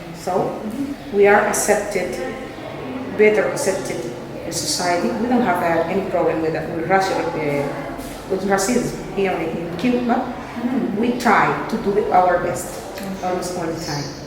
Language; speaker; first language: English; non-native, fluent; Spanish